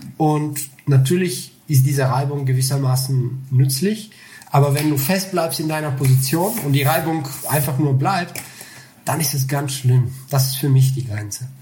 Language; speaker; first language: German; non-native, fluent; Bulgarian